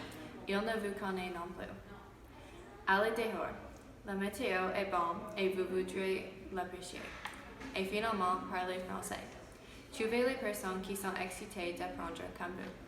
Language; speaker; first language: French; non-native, fluent; English